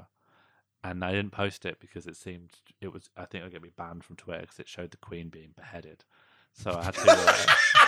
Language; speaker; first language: English; native; English